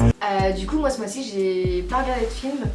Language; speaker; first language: French; native; French